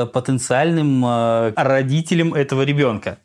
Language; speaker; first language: Russian; native; Russian